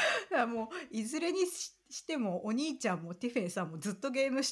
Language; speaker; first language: Japanese; native; Japanese